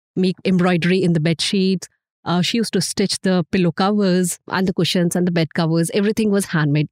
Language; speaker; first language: English; non-native, local second language; Hindi